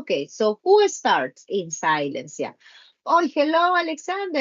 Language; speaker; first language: English; non-native, learner; Spanish